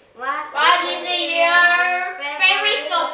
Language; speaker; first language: English; non-native, learner; Korean